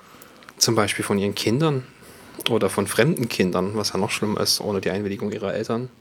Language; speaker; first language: German; native; German